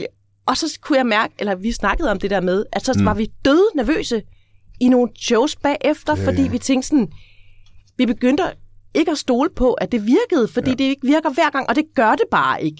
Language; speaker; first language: Danish; native; Danish